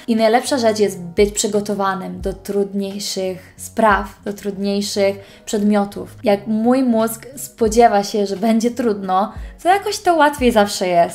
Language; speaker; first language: Polish; early bilingual, heritage; Polish